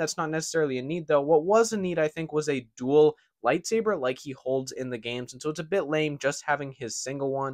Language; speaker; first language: English; native; English